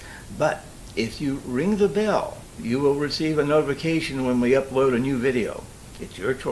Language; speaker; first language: English; native; English